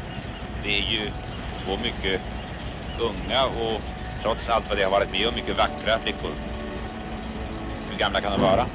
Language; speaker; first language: Swedish; native; Swedish